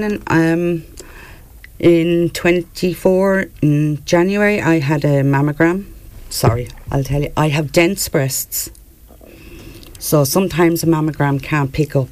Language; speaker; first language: English; native; English